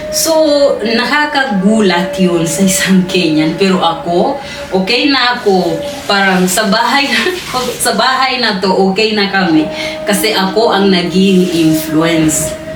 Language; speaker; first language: Filipino; non-native, fluent; Swahili